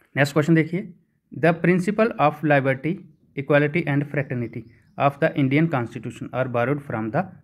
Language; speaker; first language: Hindi; native; Hindi